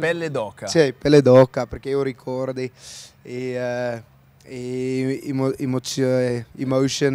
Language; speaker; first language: Italian; non-native, learner; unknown